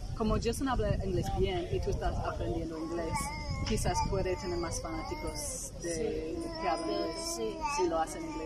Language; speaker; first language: Spanish; non-native, fluent; English